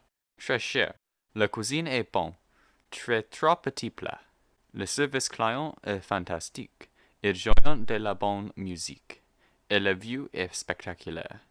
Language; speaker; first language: French; non-native, learner; English